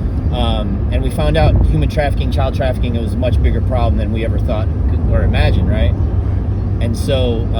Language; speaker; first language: English; native; English